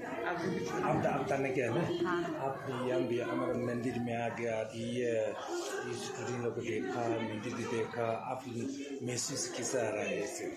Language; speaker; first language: Hindi; non-native, learner; Tibetan